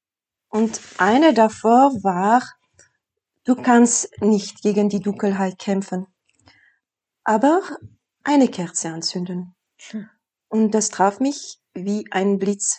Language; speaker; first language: German; non-native, fluent; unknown